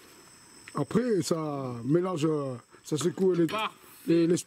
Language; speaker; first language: French; non-native, local second language; Hmong